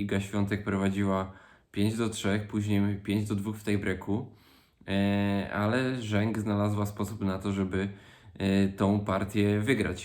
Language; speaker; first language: Polish; native; Polish